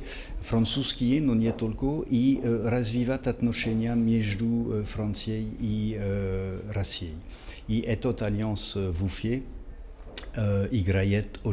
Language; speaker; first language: Russian; non-native, fluent; French